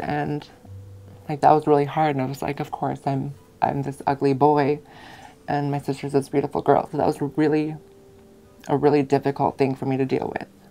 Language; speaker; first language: English; early bilingual, other home language; Japanese